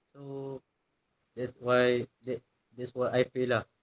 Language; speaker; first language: English; non-native, local second language; Malay